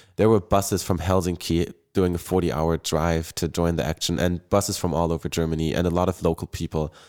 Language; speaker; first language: English; non-native, fluent; German